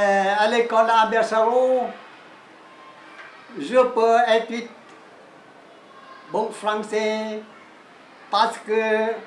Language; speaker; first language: French; non-native, learner; Chinese